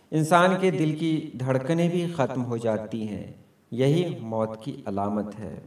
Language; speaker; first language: Urdu; native; Urdu